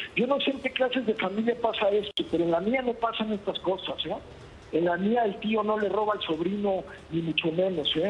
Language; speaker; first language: Spanish; native; Spanish